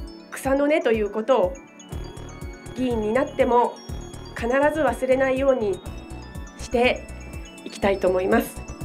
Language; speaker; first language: Japanese; native; Japanese